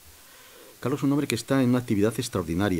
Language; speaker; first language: Spanish; native; Spanish